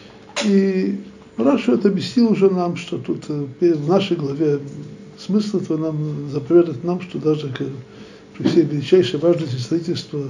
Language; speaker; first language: Russian; native; Russian